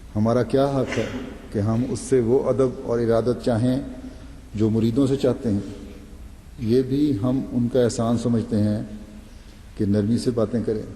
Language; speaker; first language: Urdu; native; Urdu